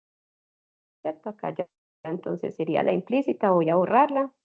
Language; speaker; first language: Spanish; native; Spanish